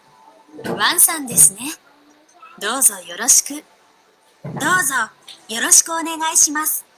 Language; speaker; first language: Japanese; non-native, learner; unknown